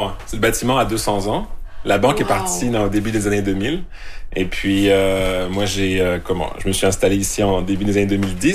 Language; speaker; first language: French; native; French